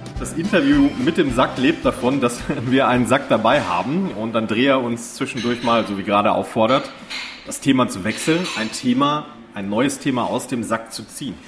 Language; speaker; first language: German; native; German